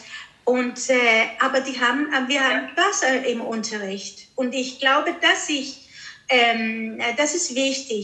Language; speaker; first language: German; early bilingual, heritage; Greek